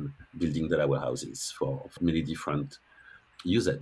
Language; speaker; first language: English; non-native, fluent; French